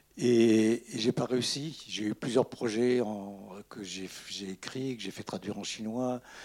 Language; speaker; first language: French; native; French